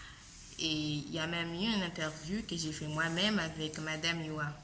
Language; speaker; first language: French; non-native, local second language; Comorian